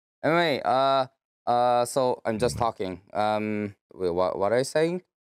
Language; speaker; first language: English; non-native, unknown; Korean